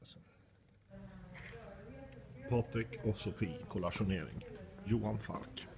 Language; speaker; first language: Swedish; native; Swedish